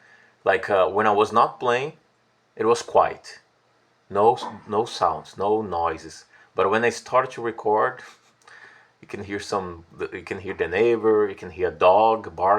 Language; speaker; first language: English; non-native, fluent; Portuguese